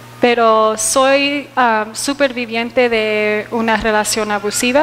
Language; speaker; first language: Spanish; early bilingual, heritage; Spanish